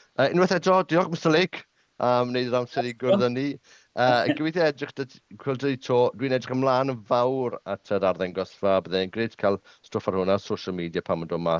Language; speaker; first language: Welsh; non-native, local second language; English